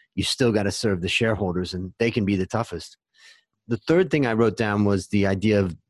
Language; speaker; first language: English; native; English